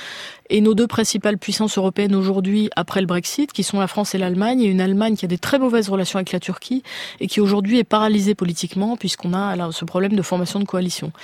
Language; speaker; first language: French; native; French